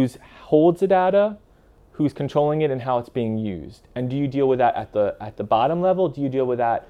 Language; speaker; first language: English; native; English